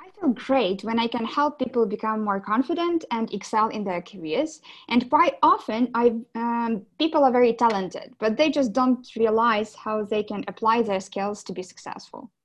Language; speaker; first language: English; non-native, fluent; Ukrainian